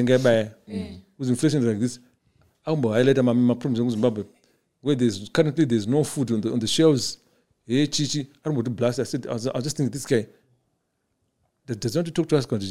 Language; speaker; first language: English; non-native, local second language; Shona